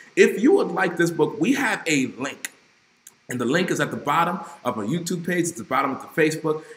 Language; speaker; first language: English; native; English